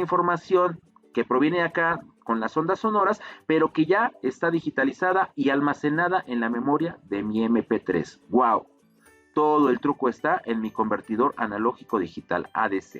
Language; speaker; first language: Spanish; native; Spanish